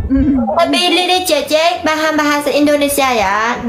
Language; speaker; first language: Indonesian; non-native, learner; Vietnamese